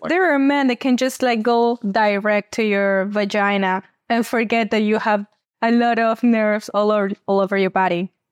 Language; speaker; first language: English; non-native, fluent; Spanish